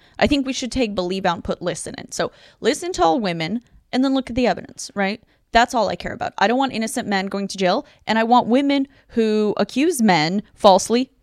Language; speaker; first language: English; non-native, fluent; Russian